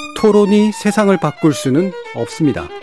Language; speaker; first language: Korean; native; Korean